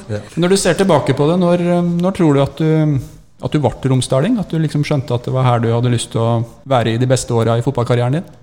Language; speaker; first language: Norwegian; native; Norwegian